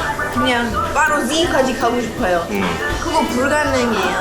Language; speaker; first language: Korean; non-native, learner; English